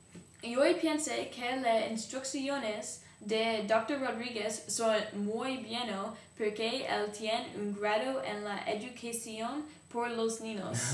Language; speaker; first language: Spanish; non-native, learner; English